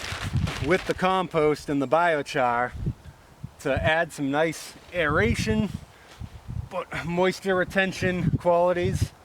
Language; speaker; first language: English; native; English